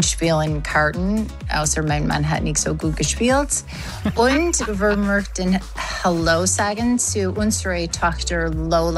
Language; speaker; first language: German; non-native, learner; English